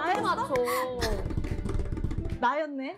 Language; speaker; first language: Korean; native; Korean